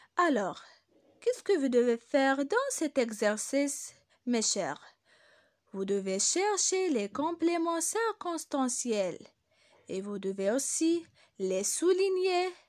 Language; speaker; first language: French; non-native, local second language; Arabic